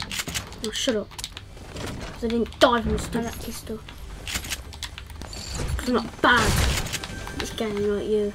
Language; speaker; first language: English; native; English